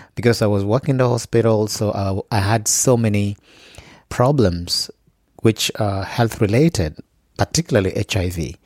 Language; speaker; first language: English; non-native, local second language; Acoli